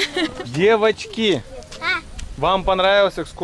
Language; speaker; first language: Russian; native; Russian